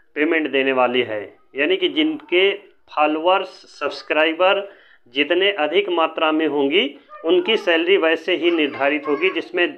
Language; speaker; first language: Hindi; native; Hindi